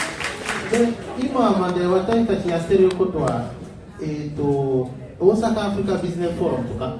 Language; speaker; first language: Japanese; non-native, learner; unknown